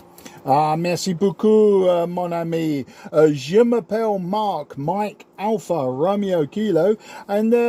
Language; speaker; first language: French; non-native, learner; English